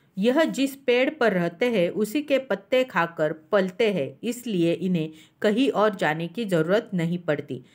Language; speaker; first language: Hindi; non-native, local second language; Marathi